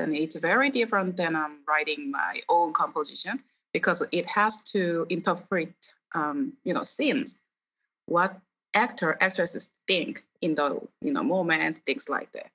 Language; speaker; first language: English; non-native, fluent; Korean